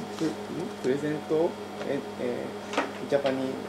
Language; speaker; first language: English; non-native, learner; Japanese